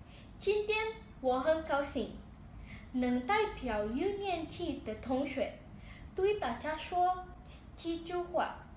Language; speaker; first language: Chinese; non-native, learner; Indonesian